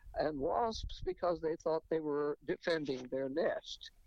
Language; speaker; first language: English; native; English